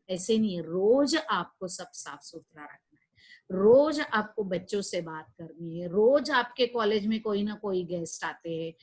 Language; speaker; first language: Hindi; non-native, local second language; Marathi